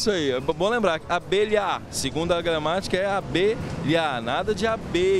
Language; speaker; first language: Portuguese; native; Portuguese